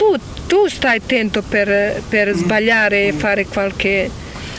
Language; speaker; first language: Italian; non-native, learner; Croatian